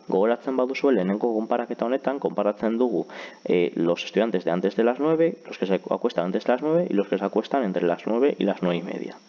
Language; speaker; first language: Spanish; non-native, local second language; Basque